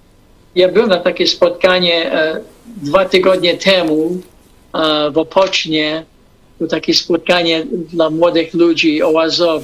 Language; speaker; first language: Polish; non-native, fluent; English